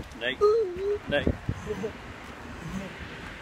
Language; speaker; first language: Dutch; native; Dutch